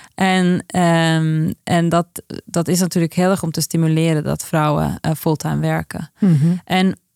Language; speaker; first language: Dutch; non-native, fluent; Norwegian